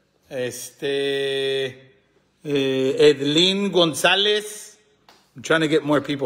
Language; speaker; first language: English; early bilingual, other home language; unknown